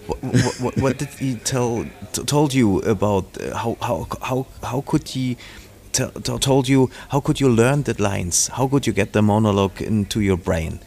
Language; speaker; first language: English; non-native, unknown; German